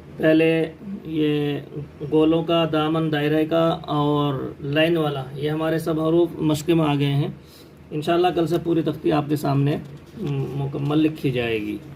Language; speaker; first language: Hindi; native; Hindi